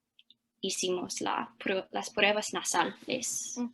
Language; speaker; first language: Spanish; early bilingual, heritage; English